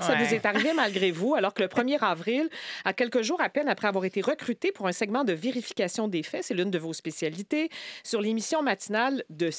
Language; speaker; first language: French; native; French